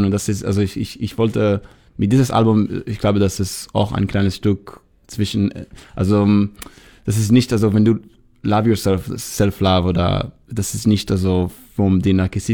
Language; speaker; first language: German; non-native, learner; Hebrew